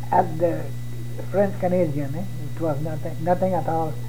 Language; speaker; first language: English; non-native, fluent; French